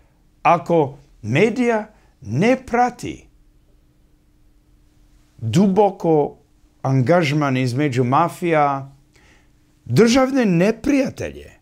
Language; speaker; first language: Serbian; early bilingual, heritage; English